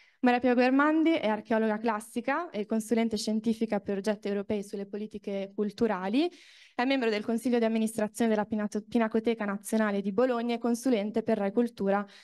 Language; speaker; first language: Italian; native; Italian